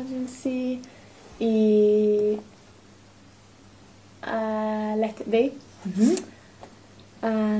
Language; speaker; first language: Spanish; non-native, learner; English